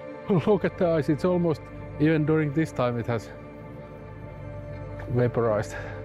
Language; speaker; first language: English; non-native, fluent; Finnish